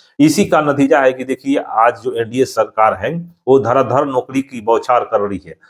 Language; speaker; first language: Hindi; native; Hindi